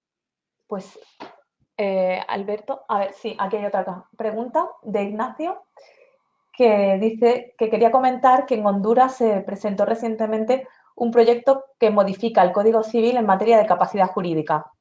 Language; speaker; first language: Spanish; native; Spanish